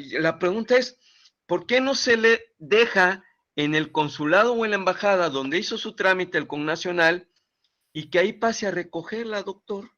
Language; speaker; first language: Spanish; native; Spanish